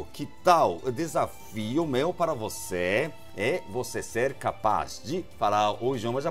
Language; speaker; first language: Portuguese; non-native, fluent; Japanese